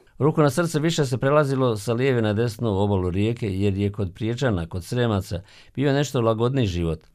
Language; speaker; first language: Serbian; native; Serbian